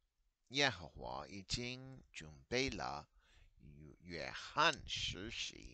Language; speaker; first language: Chinese; non-native, fluent; English